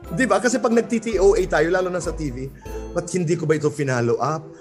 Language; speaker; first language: Filipino; native; Filipino